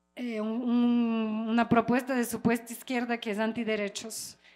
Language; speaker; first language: Spanish; non-native, fluent; French